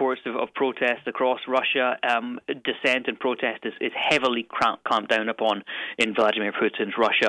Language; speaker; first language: English; native; English